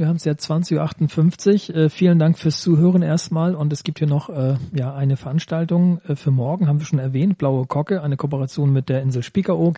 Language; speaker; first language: German; native; German